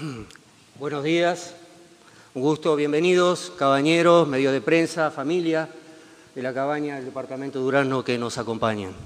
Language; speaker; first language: Spanish; native; Spanish